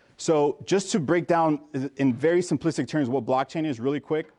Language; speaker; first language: English; native; English